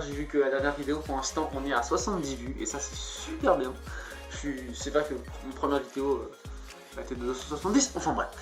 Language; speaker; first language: French; native; French